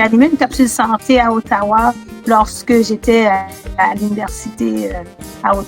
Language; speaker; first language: French; native; French